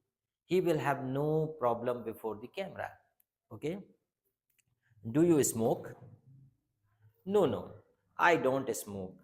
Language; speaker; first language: English; non-native, local second language; Hindi